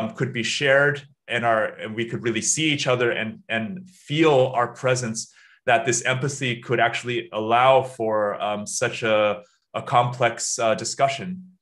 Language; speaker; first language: English; native; English